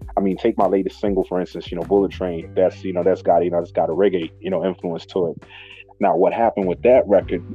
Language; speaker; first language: English; non-native, local second language; Shona